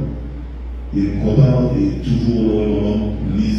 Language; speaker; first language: French; non-native, local second language; Haitian Creole